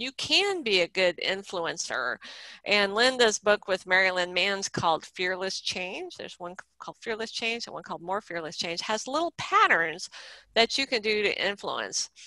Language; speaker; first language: English; native; English